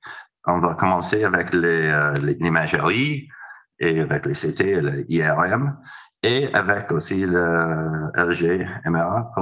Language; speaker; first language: French; non-native, fluent; English